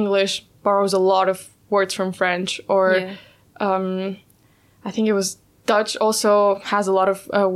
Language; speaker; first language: English; non-native, fluent; Spanish